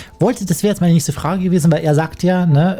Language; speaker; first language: German; native; German